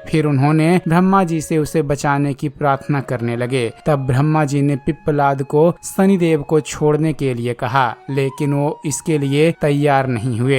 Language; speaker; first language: Hindi; native; Hindi